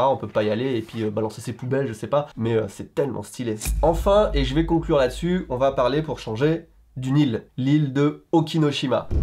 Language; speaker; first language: French; native; French